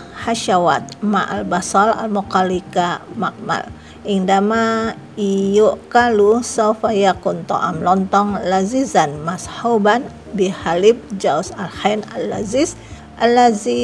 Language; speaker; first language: Arabic; non-native, fluent; Indonesian